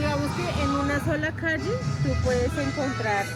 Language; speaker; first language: Spanish; native; Spanish